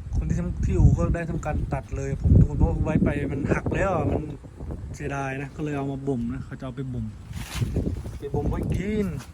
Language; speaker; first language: Thai; native; Thai